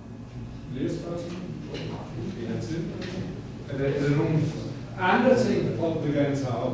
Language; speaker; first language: Danish; non-native, fluent; English